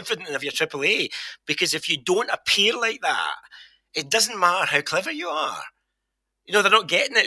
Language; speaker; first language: English; native; English